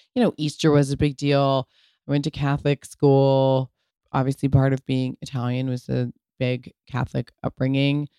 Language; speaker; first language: English; early bilingual, other home language; Italian